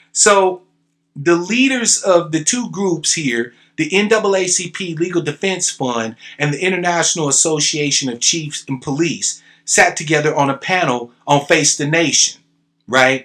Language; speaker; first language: English; native; English